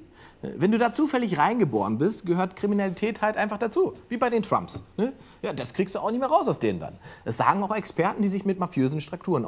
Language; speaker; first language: German; native; German